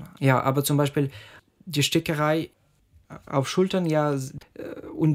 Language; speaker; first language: German; non-native, fluent; Ukrainian